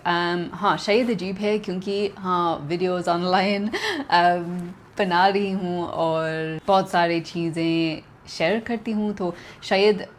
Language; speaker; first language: Hindi; non-native, learner; English